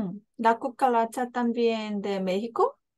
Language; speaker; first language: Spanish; non-native, learner; Korean